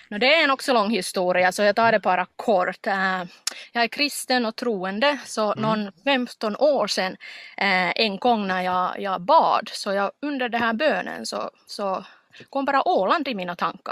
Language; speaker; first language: Swedish; non-native, local second language; Finnish